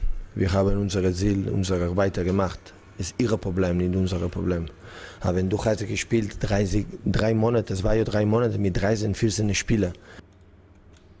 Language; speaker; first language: German; non-native, learner; Catalan